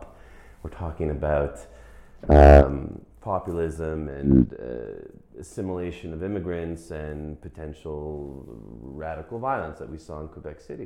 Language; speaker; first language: English; native; English